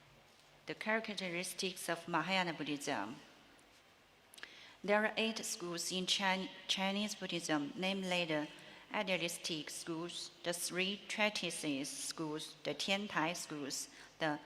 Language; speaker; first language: English; non-native, learner; Chinese